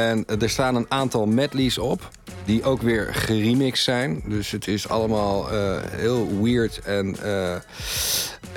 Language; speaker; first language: Dutch; native; Dutch